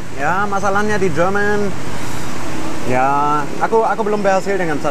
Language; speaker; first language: Indonesian; non-native, fluent; German